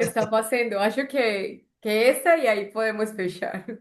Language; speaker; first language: Portuguese; non-native, learner; Spanish